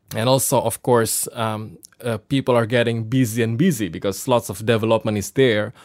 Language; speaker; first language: English; non-native, fluent; Indonesian